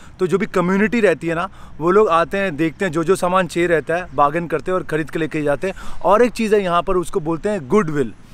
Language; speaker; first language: Hindi; native; Hindi